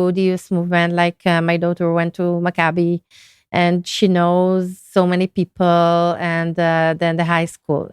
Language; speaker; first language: English; non-native, fluent; Hebrew